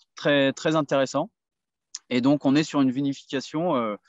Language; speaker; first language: French; native; French